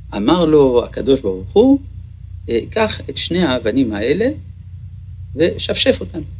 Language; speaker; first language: Hebrew; early bilingual, other home language; French